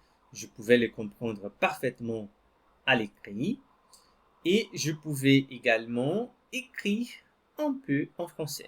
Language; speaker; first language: French; non-native, fluent; Portuguese